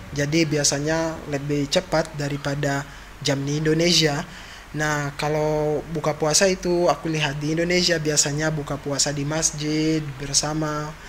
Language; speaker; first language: Indonesian; non-native, fluent; Ganda